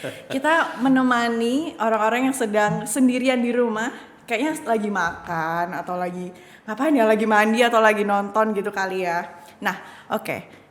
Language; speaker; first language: Indonesian; native; Indonesian